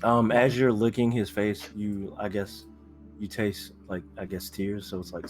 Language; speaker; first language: English; native; English